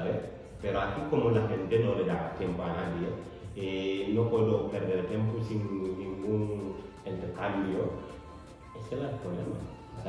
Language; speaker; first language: Spanish; non-native, learner; Fula